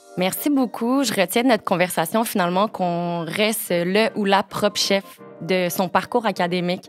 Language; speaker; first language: French; native; French